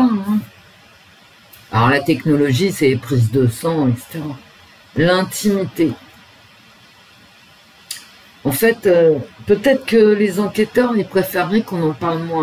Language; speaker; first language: French; native; French